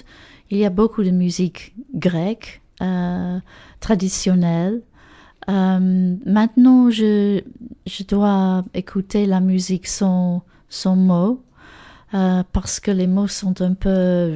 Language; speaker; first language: French; non-native, learner; English